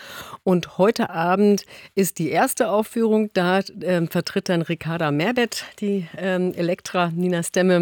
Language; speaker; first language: German; native; German